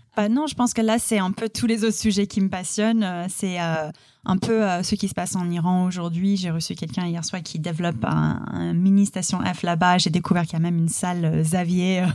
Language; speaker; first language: French; non-native, fluent; English